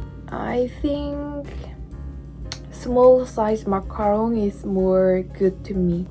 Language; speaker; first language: English; non-native, learner; Korean